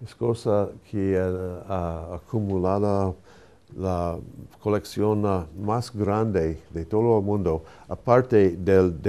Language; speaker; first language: Spanish; non-native, fluent; English